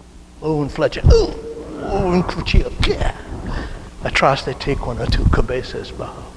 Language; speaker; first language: Spanish; non-native, learner; English